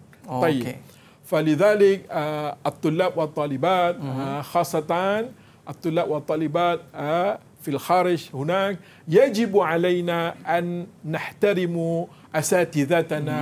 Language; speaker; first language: Arabic; non-native, fluent; Malay